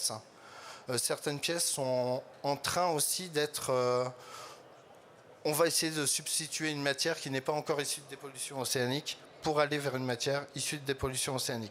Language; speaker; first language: French; native; French